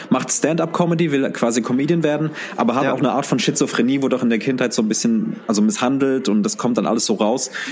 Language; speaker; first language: German; early bilingual, other home language; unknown